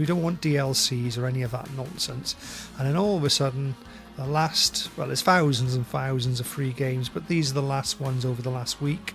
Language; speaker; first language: English; native; English